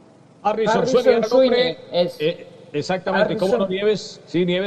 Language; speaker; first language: Spanish; native; Spanish